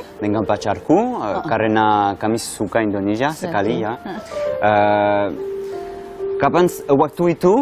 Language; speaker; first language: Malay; non-native, learner; French